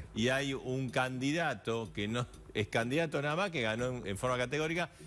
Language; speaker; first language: Spanish; native; Spanish